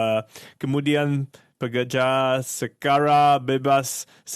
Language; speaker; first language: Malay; non-native, learner; English